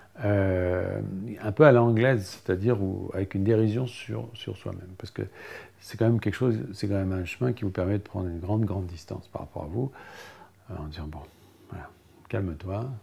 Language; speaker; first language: French; native; French